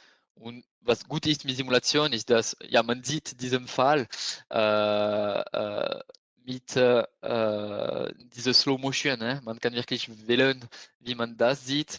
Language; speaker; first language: German; non-native, fluent; French